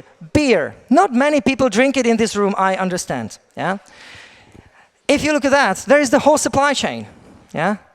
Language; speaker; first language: English; non-native, fluent; Czech